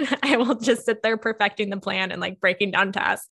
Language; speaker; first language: English; native; English